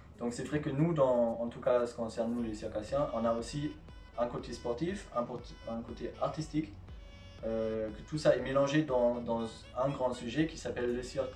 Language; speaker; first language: French; non-native, fluent; German